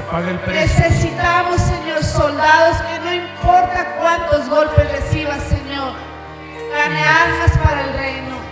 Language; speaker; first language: Spanish; native; Spanish